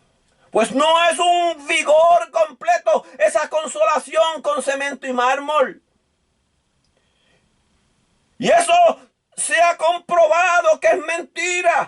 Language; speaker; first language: Spanish; native; Spanish